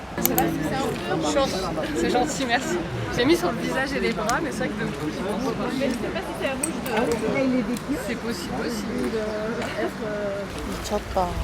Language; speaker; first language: French; non-native, learner; Korean